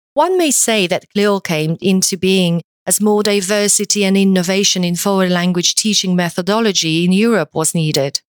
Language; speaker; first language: English; non-native, fluent; Polish